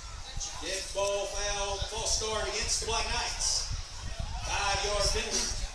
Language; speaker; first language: English; native; English